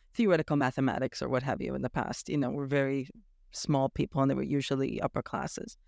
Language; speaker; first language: English; native; English